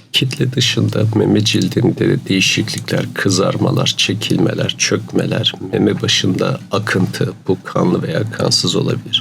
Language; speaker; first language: Turkish; native; Turkish